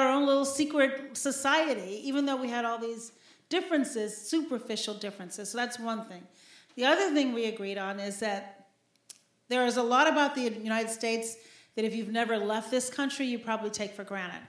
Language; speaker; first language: English; native; English